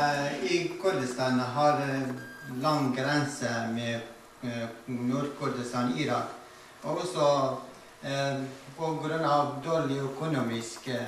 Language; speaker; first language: Norwegian; non-native, fluent; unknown